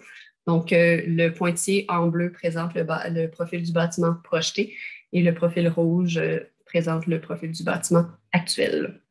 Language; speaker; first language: French; native; French